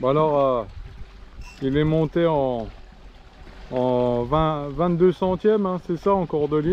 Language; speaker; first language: French; native; French